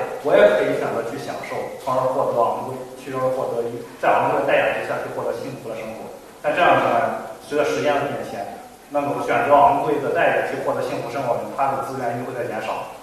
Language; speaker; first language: Chinese; native; Chinese